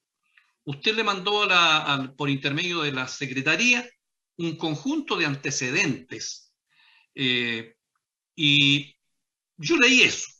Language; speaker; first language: Spanish; native; Spanish